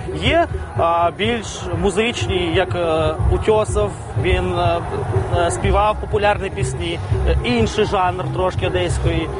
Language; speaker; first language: Ukrainian; non-native, local second language; Russian